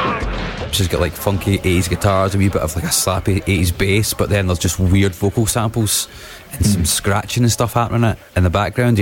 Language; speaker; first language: English; native; English